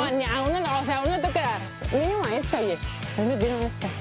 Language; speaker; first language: Spanish; native; Spanish